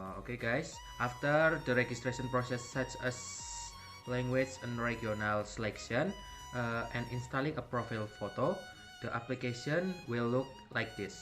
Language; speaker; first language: English; non-native, learner; Indonesian